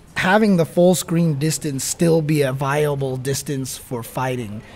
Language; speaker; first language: English; native; English